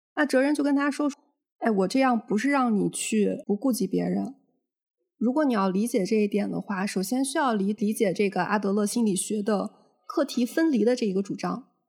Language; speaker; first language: Chinese; native; Chinese